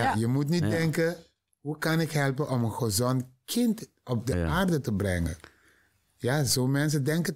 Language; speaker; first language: Dutch; non-native, learner; Papiamento